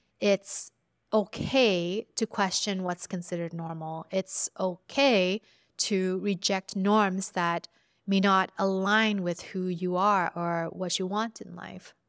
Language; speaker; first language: English; early bilingual, other home language; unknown